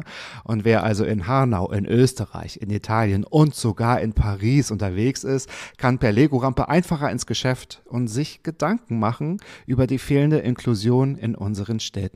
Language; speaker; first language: German; native; German